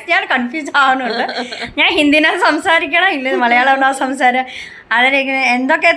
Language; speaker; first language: Malayalam; non-native, learner; Hindi